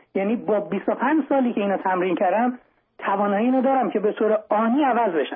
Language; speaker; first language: Persian; native; Persian